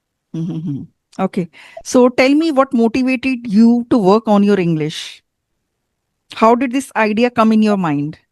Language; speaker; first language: English; non-native, fluent; Hindi